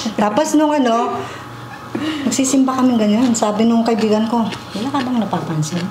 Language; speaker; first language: Filipino; native; Filipino